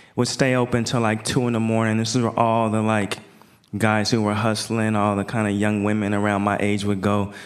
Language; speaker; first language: English; native; English